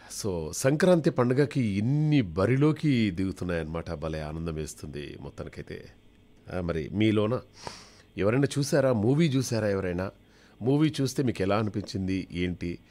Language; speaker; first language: Telugu; native; Telugu